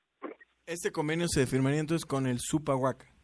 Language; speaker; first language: Spanish; native; Spanish